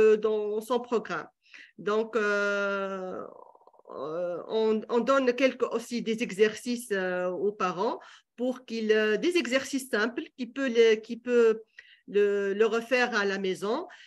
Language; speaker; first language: French; non-native, local second language; Arabic